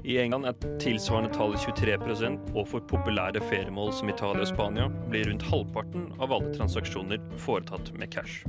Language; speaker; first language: Norwegian; native; Norwegian